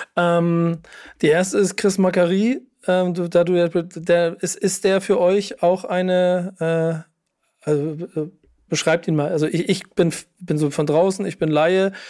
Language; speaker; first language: German; native; German